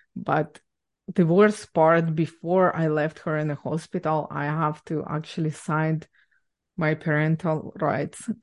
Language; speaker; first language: English; non-native, fluent; Ukrainian